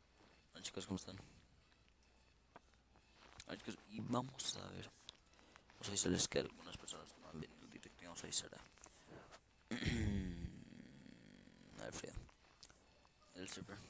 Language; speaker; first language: Spanish; native; Spanish